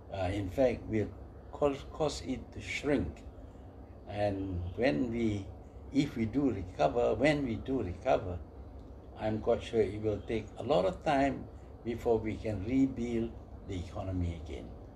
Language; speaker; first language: English; non-native, local second language; Malay